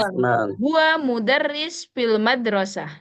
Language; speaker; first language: Arabic; non-native, fluent; Indonesian